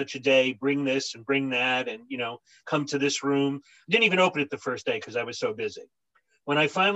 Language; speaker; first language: English; native; English